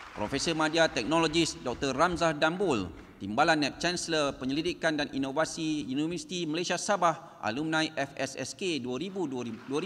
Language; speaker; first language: Malay; native; Malay